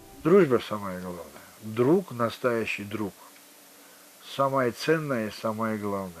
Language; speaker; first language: Russian; non-native, local second language; Georgian